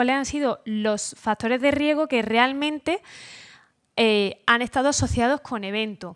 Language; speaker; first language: Spanish; native; Spanish